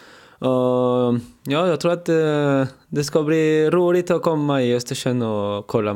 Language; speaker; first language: Swedish; early bilingual, heritage; French